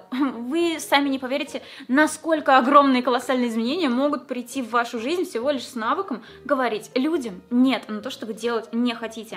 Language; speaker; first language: Russian; native; Russian